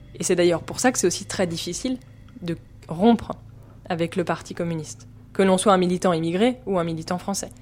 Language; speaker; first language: French; native; French